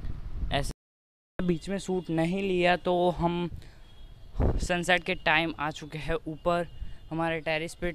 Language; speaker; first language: Hindi; native; Hindi